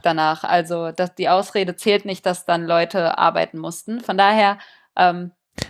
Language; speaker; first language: German; native; German